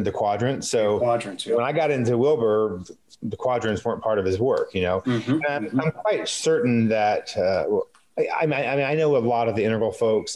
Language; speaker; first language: English; native; English